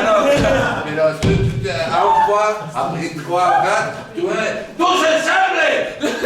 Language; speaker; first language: French; non-native, learner; Spanish